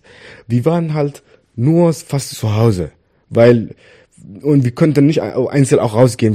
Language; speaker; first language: German; non-native, learner; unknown